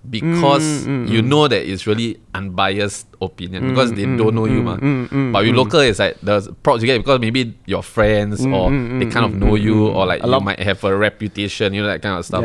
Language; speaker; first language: English; native; English